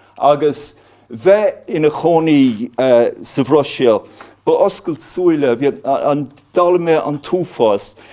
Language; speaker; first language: Irish; non-native, local second language; English